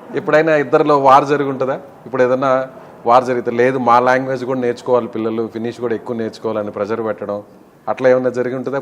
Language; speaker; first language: Telugu; native; Telugu